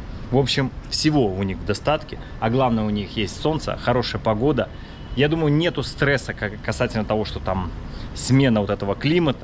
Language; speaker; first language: Russian; native; Russian